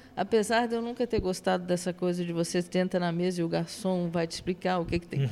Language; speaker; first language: Portuguese; native; Portuguese